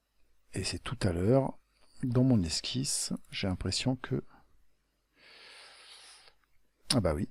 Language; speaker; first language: French; native; French